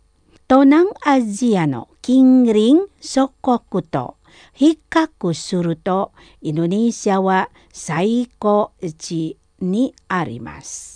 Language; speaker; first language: Japanese; non-native, fluent; Indonesian